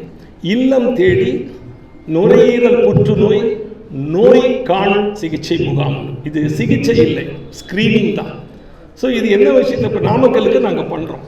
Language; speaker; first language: Tamil; native; Tamil